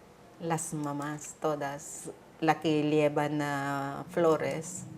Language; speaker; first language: Spanish; non-native, learner; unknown